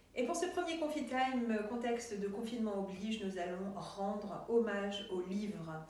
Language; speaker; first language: French; native; French